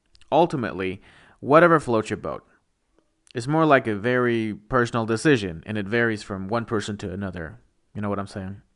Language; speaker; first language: English; non-native, fluent; Persian